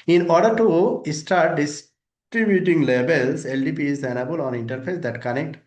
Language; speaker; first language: English; non-native, local second language; Bangla